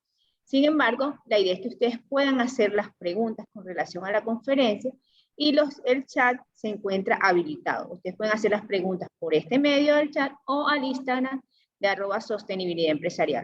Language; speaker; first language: Spanish; native; Spanish